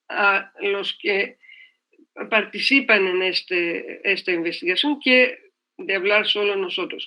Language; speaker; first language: Spanish; non-native, fluent; Greek